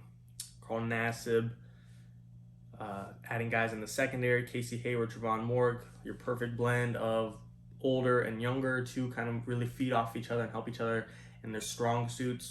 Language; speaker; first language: English; native; English